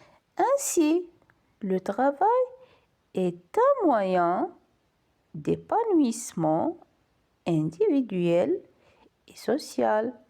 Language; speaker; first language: French; non-native, local second language; Arabic